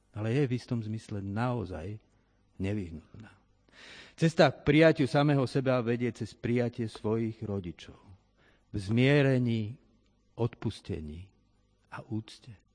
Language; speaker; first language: Slovak; native; Slovak